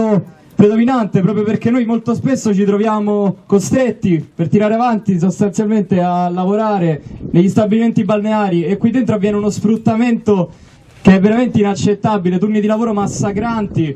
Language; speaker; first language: Italian; native; Italian